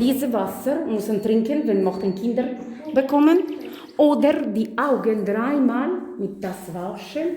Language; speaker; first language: German; non-native, learner; Macedonian